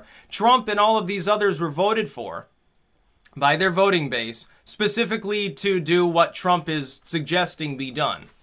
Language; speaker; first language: English; native; English